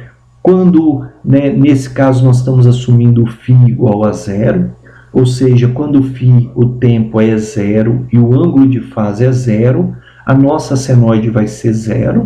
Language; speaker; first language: Portuguese; native; Portuguese